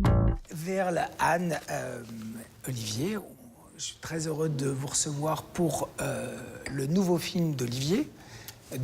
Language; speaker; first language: French; native; French